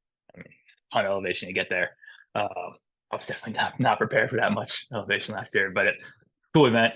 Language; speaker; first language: English; native; English